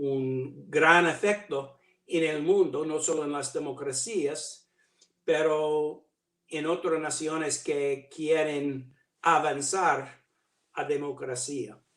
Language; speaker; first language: Spanish; non-native, learner; English